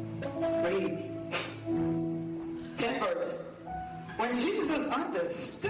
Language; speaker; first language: English; native; English